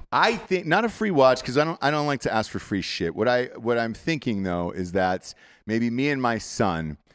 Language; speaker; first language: English; native; English